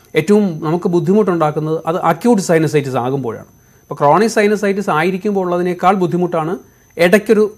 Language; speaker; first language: Malayalam; native; Malayalam